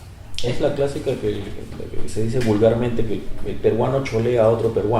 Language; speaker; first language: Spanish; native; Spanish